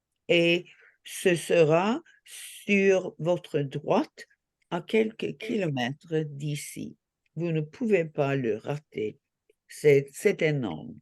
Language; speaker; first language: French; non-native, learner; English